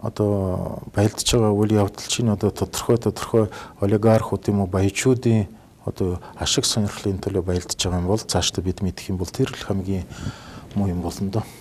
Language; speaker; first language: Mongolian; non-native, fluent; Russian